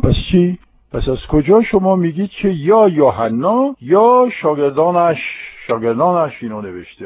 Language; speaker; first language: Persian; non-native, fluent; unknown